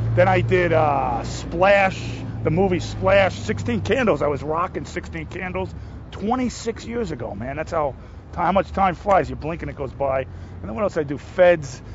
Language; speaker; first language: English; native; English